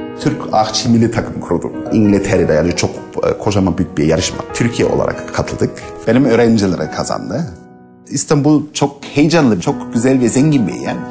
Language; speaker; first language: Turkish; non-native, learner; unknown